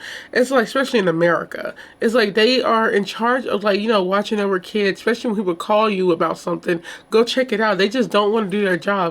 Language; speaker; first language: English; native; English